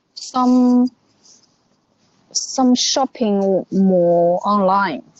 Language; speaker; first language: English; non-native, learner; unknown